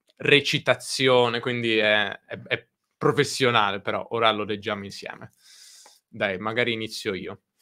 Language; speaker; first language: Italian; native; Italian